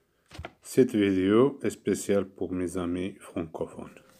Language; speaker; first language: French; non-native, local second language; Arabic